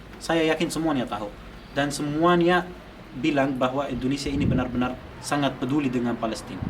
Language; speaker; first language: Indonesian; non-native, fluent; Arabic